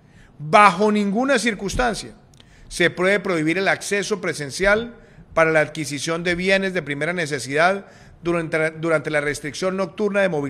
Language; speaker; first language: Spanish; native; Spanish